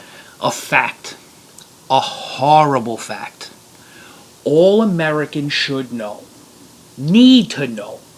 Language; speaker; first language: English; native; English